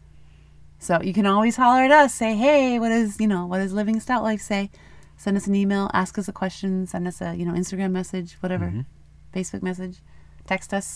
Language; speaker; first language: English; native; English